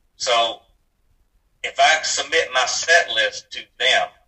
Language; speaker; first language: English; native; English